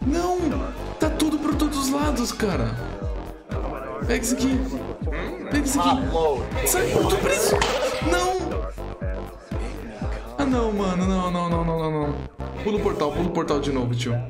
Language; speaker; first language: Portuguese; native; Portuguese